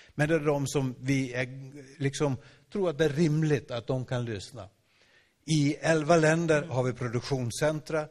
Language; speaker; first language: Swedish; native; Swedish